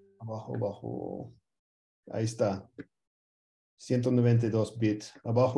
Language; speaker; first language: Spanish; early bilingual, heritage; Spanish